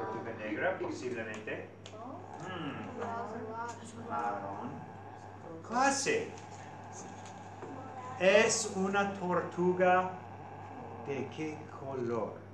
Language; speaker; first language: Spanish; non-native, fluent; English